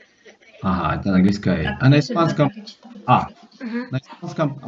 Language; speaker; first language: Russian; non-native, fluent; Spanish